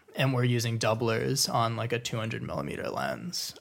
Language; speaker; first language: English; native; English